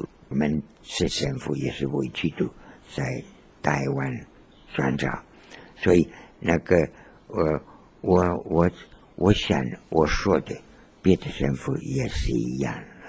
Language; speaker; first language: Chinese; non-native, learner; Spanish